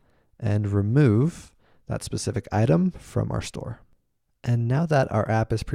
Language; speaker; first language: English; native; English